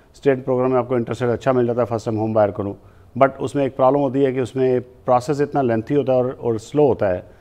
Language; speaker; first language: Hindi; native; Hindi